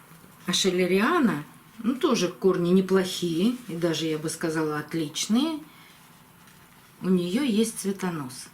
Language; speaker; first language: Russian; native; Russian